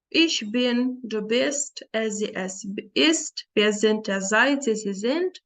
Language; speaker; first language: German; non-native, fluent; Ukrainian